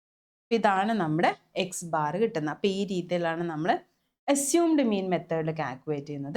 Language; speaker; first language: Malayalam; native; Malayalam